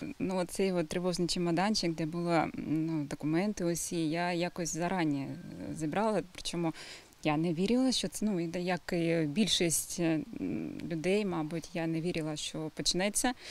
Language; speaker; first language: Ukrainian; non-native, local second language; Russian